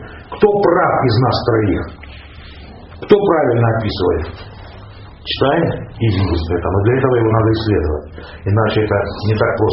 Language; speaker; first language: Russian; native; Russian